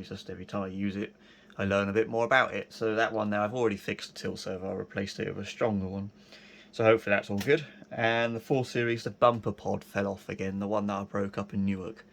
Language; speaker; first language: English; native; English